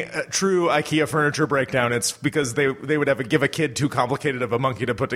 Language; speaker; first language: English; native; English